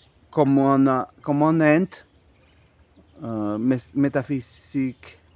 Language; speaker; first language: French; non-native, fluent; Spanish